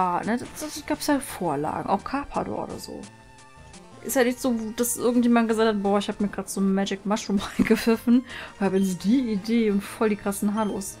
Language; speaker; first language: German; native; German